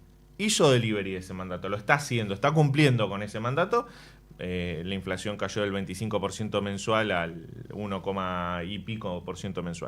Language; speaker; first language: Spanish; native; Spanish